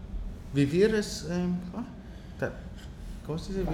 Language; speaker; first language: Spanish; non-native, learner; English